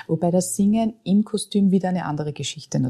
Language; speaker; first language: German; native; German